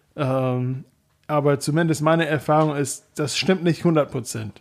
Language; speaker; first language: German; non-native, fluent; English